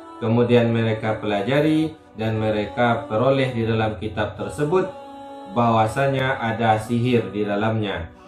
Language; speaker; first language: Malay; non-native, local second language; Minangkabau